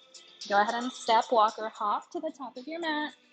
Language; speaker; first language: English; native; English